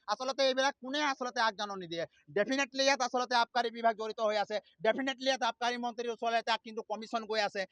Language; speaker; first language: Assamese; non-native, local second language; Sadri